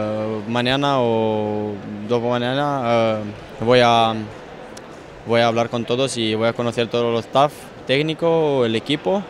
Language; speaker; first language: Spanish; non-native, fluent; Romanian